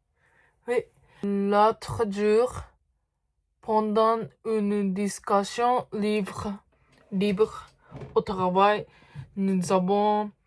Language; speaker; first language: French; non-native, learner; Japanese